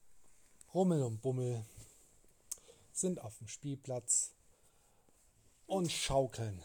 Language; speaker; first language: German; native; German